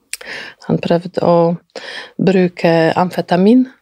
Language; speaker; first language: Norwegian; non-native, fluent; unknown